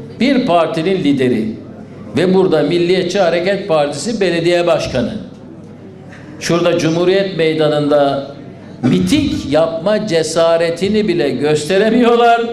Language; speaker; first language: Turkish; native; Turkish